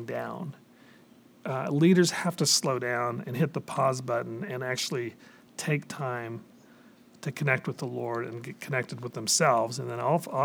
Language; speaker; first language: English; native; English